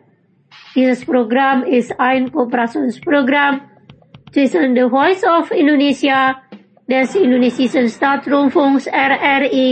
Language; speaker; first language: German; non-native, fluent; Indonesian